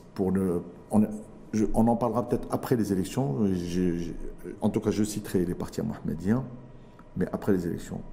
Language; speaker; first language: French; non-native, local second language; Arabic